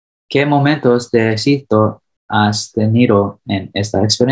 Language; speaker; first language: Spanish; early bilingual, heritage; English